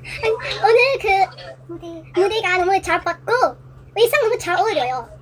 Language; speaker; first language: Korean; non-native, learner; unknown